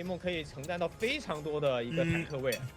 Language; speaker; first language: Chinese; native; Chinese